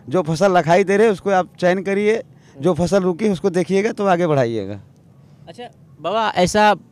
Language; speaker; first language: Hindi; native; Hindi